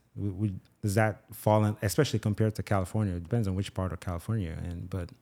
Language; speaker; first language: English; non-native, local second language; Igbo